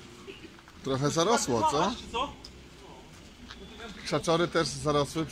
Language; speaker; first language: Polish; native; Polish